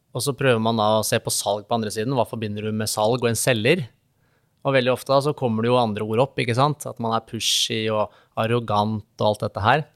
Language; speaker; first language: Norwegian; native; Norwegian